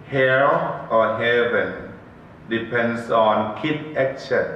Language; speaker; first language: English; non-native, learner; Thai